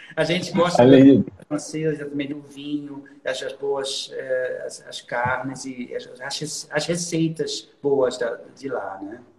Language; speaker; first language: Portuguese; non-native, fluent; German